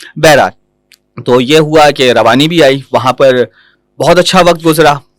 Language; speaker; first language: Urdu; native; Urdu